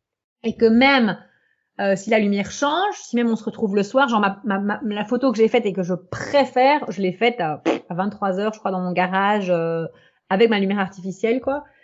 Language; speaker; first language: French; native; French